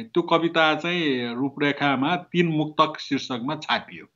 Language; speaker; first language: Nepali; non-native, local second language; Newari